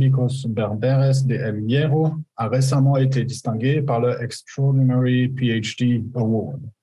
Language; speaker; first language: French; native; French